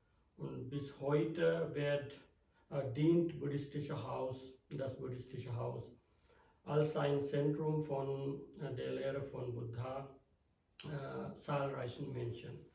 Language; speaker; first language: German; non-native, fluent; Sinhala